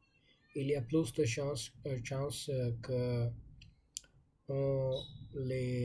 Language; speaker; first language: French; non-native, learner; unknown